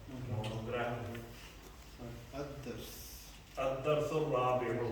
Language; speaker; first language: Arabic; non-native, fluent; Urdu